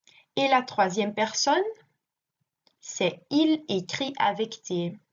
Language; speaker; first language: French; non-native, learner; Dutch